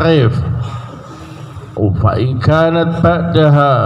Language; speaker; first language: Arabic; non-native, fluent; Indonesian